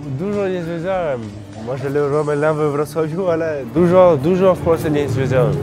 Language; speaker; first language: Polish; early bilingual, heritage; French